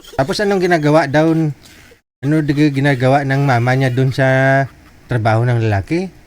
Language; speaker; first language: Filipino; native; Filipino